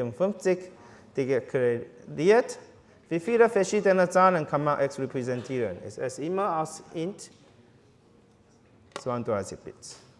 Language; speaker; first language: German; non-native, fluent; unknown